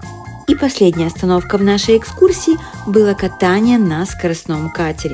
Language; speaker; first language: Russian; native; Russian